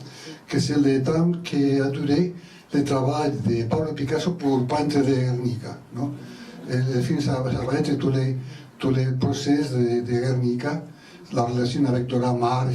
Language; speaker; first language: French; non-native, learner; Spanish